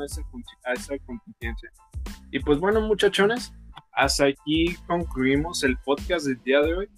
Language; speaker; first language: Spanish; native; Spanish